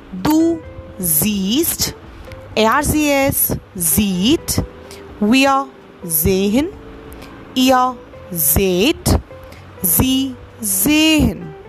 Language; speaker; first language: German; non-native, learner; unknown